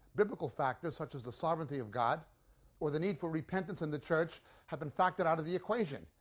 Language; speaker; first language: English; native; English